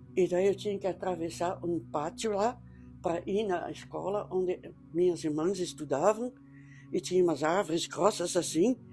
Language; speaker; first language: Portuguese; early bilingual, other home language; Dutch